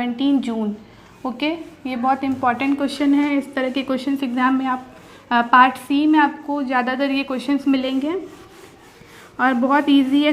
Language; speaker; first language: Hindi; native; Hindi